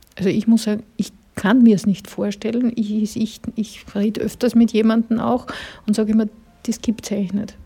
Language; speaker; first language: German; native; German